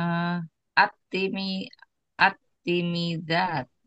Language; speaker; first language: Arabic; non-native, learner; Indonesian